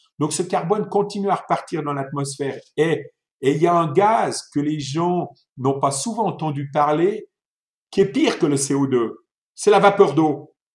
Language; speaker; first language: French; early bilingual, other home language; Italian